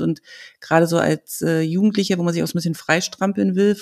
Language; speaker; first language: German; native; German